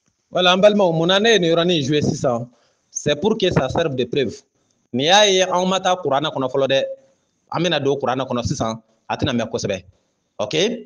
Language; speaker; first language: French; non-native, local second language; Bambara